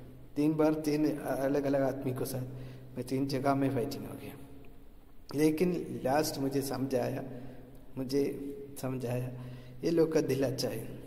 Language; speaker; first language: Hindi; non-native, local second language; Malayalam